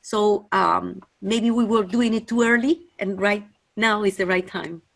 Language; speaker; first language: English; non-native, fluent; Spanish